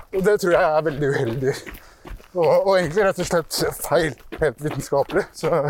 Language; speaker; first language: Norwegian; early bilingual, other home language; Persian